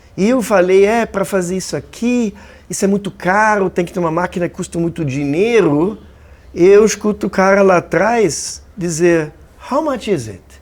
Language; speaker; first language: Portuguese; non-native, fluent; German